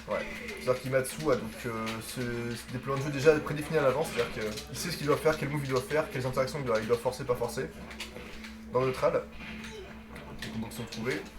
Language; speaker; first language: French; native; French